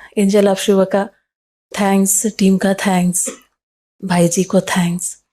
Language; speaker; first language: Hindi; non-native, local second language; Kannada